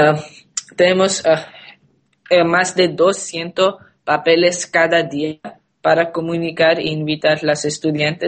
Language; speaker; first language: Spanish; non-native, learner; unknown